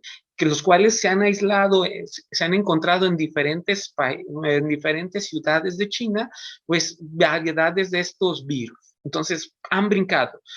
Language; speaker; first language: Spanish; native; Spanish